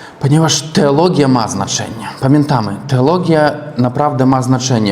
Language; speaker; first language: Polish; non-native, learner; Russian